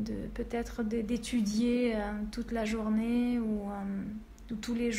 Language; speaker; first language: French; native; French